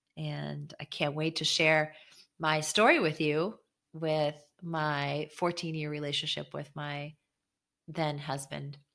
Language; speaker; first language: English; early bilingual, other home language; Hebrew